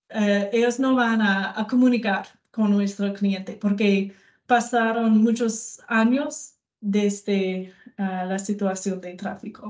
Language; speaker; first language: Spanish; non-native, learner; English